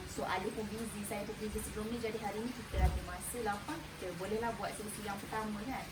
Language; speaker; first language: Malay; native; Malay